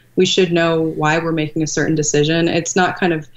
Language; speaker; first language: English; native; English